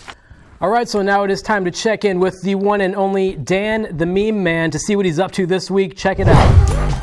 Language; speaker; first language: English; native; English